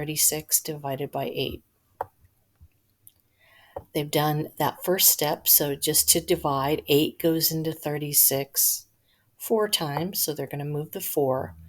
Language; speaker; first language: English; native; English